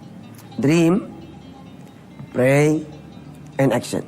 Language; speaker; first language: English; non-native, learner; Indonesian